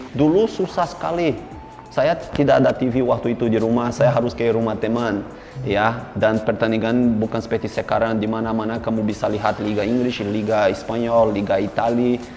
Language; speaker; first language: Indonesian; non-native, fluent; Portuguese